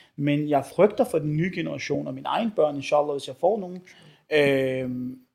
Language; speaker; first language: Danish; early bilingual, other home language; Arabic